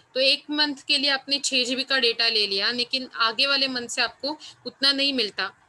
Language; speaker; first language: Hindi; non-native, local second language; Marathi